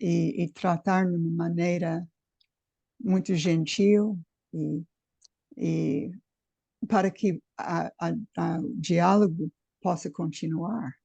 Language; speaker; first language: Portuguese; non-native, fluent; English